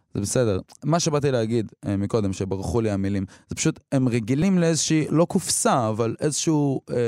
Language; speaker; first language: Hebrew; native; Hebrew